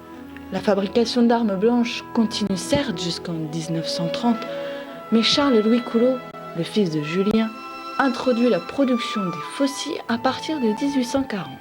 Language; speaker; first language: French; native; French